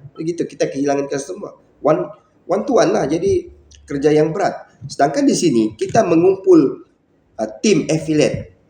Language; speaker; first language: Malay; native; Malay